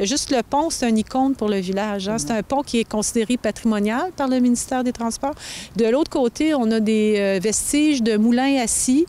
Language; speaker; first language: French; native; French